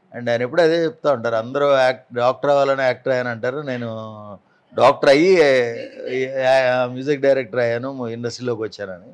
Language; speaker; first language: Telugu; native; Telugu